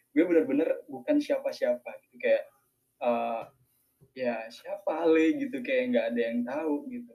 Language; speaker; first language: Indonesian; non-native, local second language; Madurese